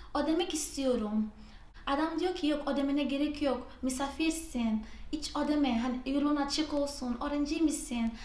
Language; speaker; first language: Turkish; non-native, fluent; Portuguese